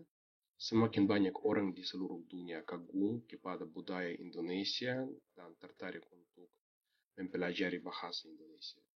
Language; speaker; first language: Indonesian; non-native, fluent; Russian